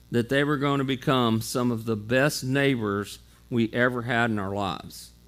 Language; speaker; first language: English; native; English